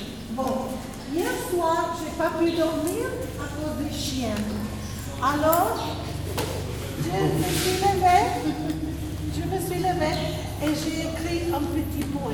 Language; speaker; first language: French; non-native, fluent; Spanish